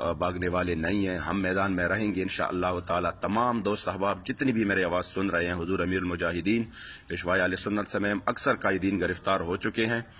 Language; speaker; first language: Urdu; non-native, local second language; Punjabi